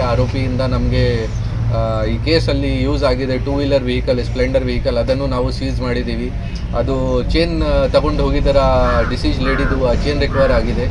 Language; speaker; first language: Kannada; non-native, fluent; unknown